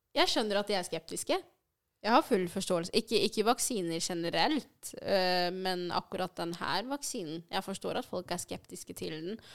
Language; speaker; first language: Norwegian; early bilingual, other home language; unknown